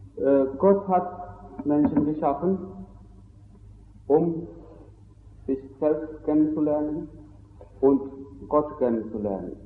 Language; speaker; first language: German; non-native, fluent; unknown